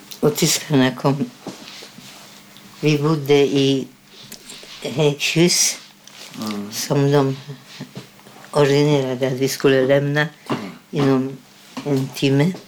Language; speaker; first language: Swedish; non-native, fluent; Polish